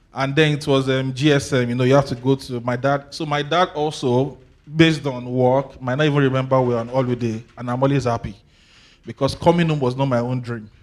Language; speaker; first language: English; non-native, local second language; Yoruba